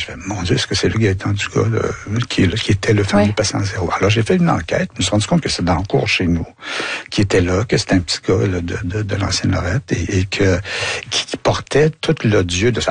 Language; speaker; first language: French; native; French